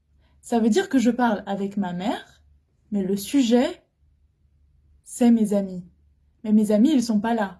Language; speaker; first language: French; non-native, fluent; Arabic